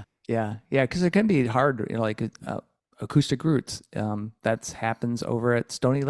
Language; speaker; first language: English; native; English